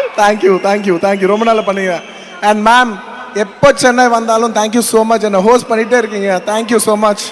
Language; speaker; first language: Tamil; non-native, local second language; Telugu